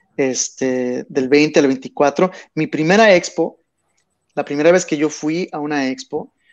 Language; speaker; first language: Spanish; early bilingual, heritage; Spanish